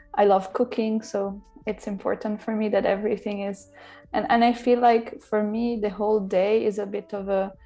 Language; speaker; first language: English; non-native, fluent; Italian